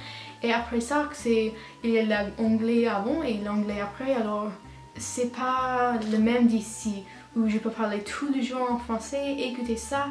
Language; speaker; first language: French; non-native, learner; English